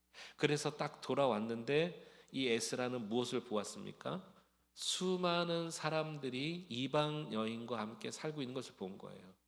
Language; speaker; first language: Korean; native; Korean